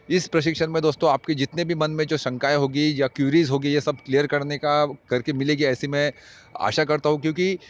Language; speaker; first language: Hindi; non-native, local second language; Marathi